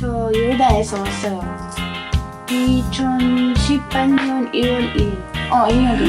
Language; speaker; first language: Korean; non-native, learner; Arabic